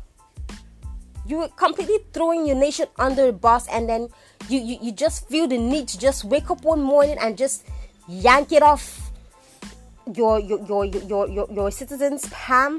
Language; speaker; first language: English; non-native, local second language; Igbo